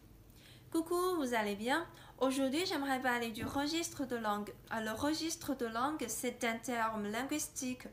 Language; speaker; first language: French; non-native, fluent; Chinese